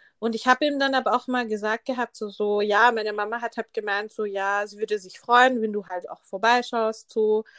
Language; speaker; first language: German; early bilingual, other home language; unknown